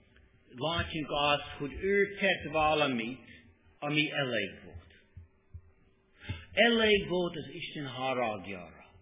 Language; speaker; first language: Hungarian; non-native, learner; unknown